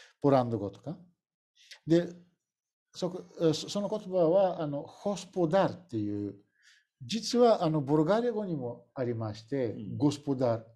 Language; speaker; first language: Japanese; non-native, fluent; Bulgarian